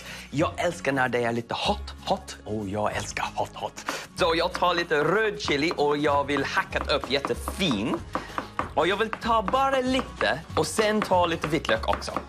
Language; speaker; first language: Swedish; non-native, learner; English